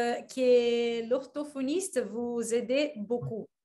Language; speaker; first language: French; non-native, learner; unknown